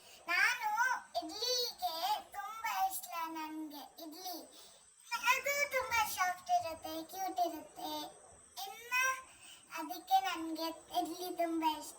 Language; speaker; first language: Kannada; non-native, local second language; Hindi